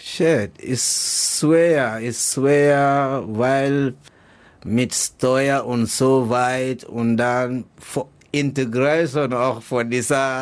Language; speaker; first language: German; non-native, learner; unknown